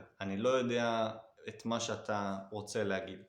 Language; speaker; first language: Hebrew; native; Hebrew